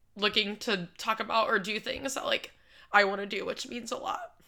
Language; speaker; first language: English; native; English